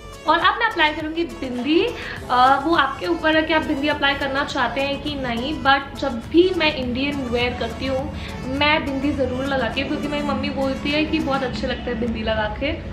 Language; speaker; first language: Hindi; native; Hindi